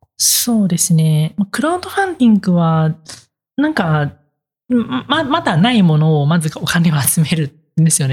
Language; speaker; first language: Japanese; non-native, fluent; Chinese